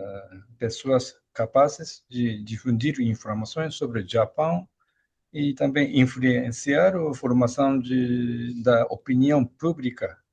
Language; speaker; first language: Portuguese; non-native, fluent; Japanese